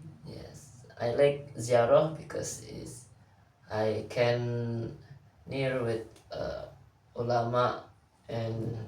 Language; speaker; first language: English; non-native, learner; Indonesian